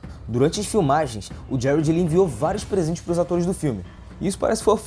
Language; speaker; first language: Portuguese; native; Portuguese